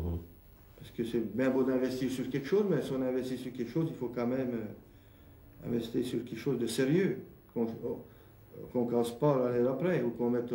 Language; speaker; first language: French; native; French